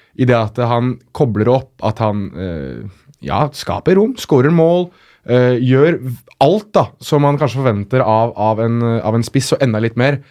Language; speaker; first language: Norwegian; early bilingual, other home language; Arabic